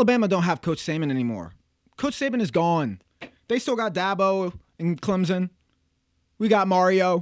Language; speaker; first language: English; native; English